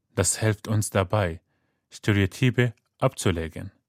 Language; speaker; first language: German; non-native, fluent; Arabic